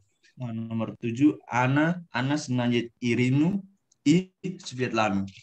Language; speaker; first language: Russian; non-native, learner; Indonesian